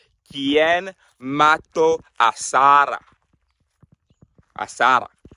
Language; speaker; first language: Spanish; non-native, learner; English